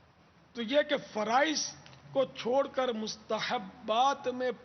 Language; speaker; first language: Urdu; native; Urdu